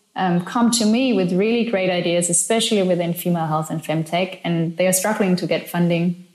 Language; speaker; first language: English; non-native, fluent; Danish